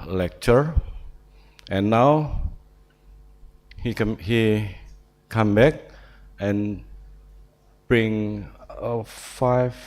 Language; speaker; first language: English; non-native, learner; Indonesian